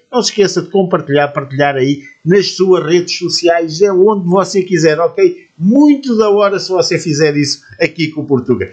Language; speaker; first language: Portuguese; native; Portuguese